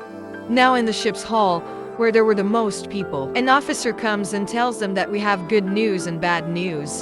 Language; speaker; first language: English; non-native, local second language; Hindi